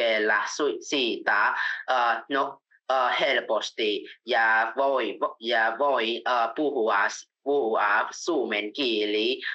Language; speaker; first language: Finnish; non-native, learner; Vietnamese